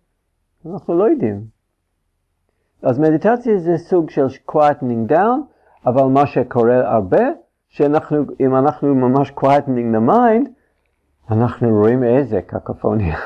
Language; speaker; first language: Hebrew; non-native, fluent; English